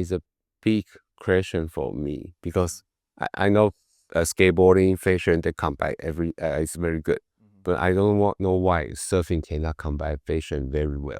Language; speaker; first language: English; non-native, learner; Chinese